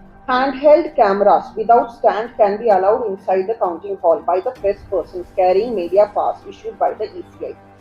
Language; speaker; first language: English; non-native, local second language; Bangla